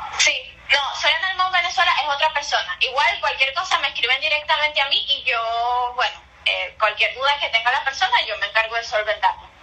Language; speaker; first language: Spanish; native; Spanish